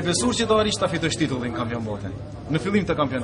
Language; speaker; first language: Albanian; native; Albanian